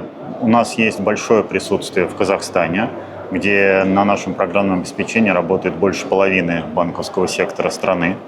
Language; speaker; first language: Russian; native; Russian